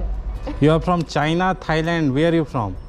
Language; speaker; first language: English; non-native, learner; Hindi